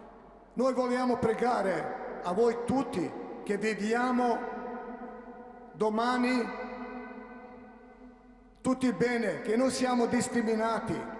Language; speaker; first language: Italian; non-native, learner; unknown